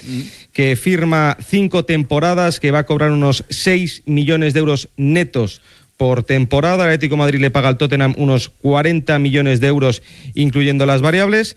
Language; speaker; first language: Spanish; native; Spanish